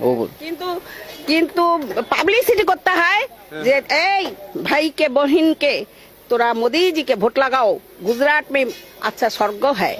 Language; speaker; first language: Hindi; non-native, learner; Bangla